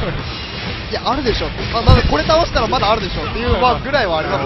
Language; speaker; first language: Japanese; native; Japanese